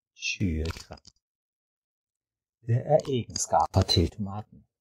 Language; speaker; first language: Norwegian; non-native, fluent; German